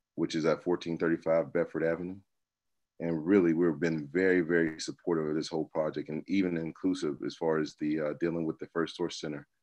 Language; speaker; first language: English; native; English